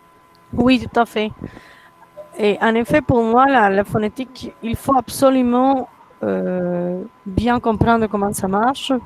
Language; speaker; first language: French; non-native, fluent; Spanish